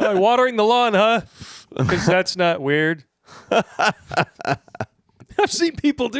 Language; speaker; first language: English; native; English